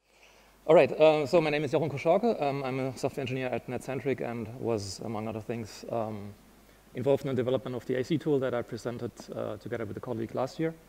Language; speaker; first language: English; non-native, fluent; German